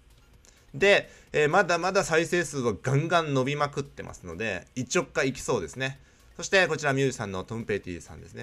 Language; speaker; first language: Japanese; native; Japanese